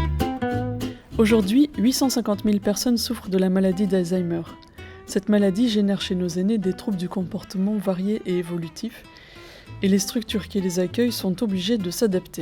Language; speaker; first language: French; native; French